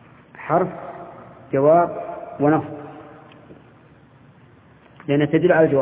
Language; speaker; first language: Arabic; native; Arabic